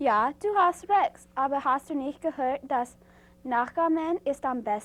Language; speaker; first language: German; non-native, learner; English